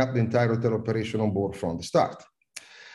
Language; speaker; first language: English; non-native, fluent; Italian